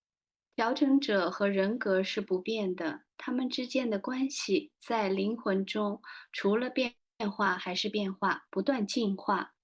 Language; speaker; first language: Chinese; native; Chinese